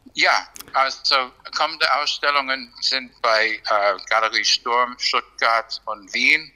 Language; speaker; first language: German; non-native, fluent; English